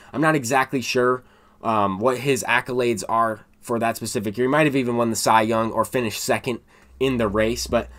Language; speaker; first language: English; native; English